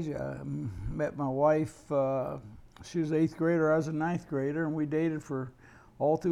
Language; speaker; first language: English; native; English